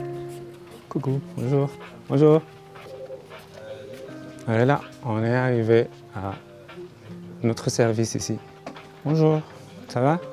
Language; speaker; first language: French; non-native, learner; Arabic